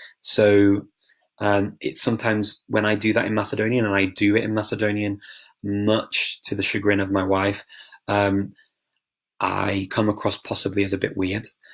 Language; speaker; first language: English; native; English